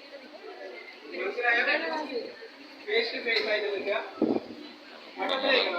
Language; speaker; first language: Malayalam; native; Malayalam